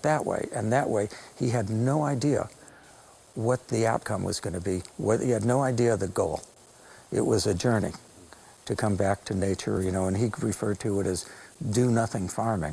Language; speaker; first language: English; native; English